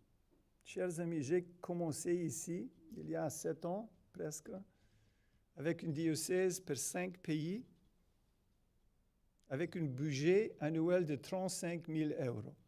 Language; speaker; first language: French; non-native, fluent; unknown